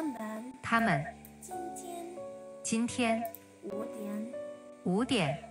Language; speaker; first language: Chinese; non-native, learner; English